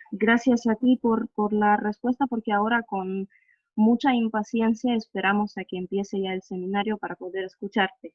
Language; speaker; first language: Spanish; non-native, fluent; Russian